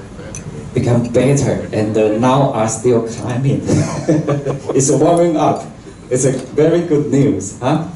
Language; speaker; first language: English; non-native, local second language; Chinese